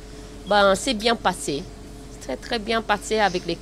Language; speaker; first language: French; non-native, learner; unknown